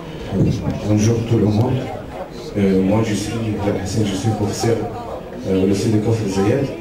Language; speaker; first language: French; non-native, fluent; Arabic